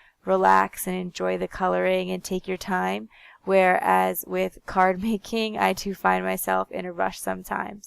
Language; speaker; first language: English; native; English